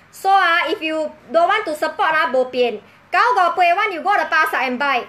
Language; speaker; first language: English; non-native, local second language; Min Nan Chinese